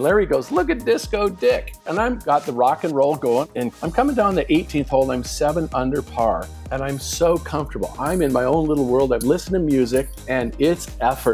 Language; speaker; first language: English; native; English